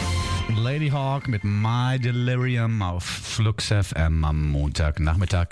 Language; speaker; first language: German; native; German